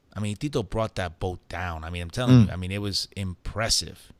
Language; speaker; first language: English; early bilingual, other home language; Spanish